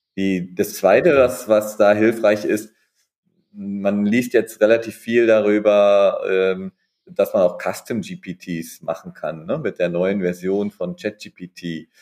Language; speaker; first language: German; native; German